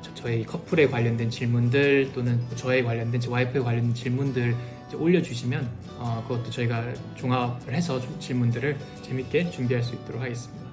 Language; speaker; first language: Korean; native; Korean